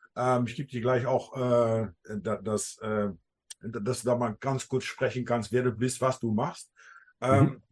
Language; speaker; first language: German; early bilingual, heritage; Dutch